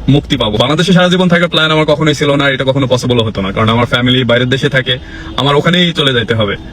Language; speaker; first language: Bangla; non-native, fluent; English